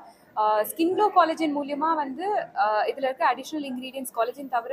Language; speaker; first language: Tamil; native; Tamil